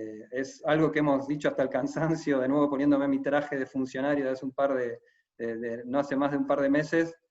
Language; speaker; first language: Spanish; native; Spanish